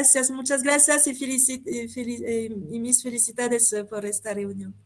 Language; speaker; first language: Spanish; non-native, fluent; French